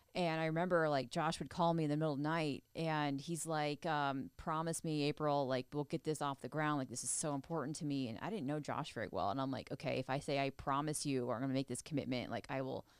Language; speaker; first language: English; native; English